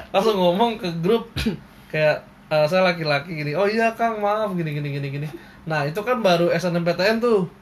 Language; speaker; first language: Indonesian; native; Indonesian